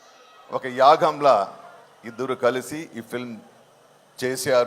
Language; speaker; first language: Telugu; non-native, fluent; Tamil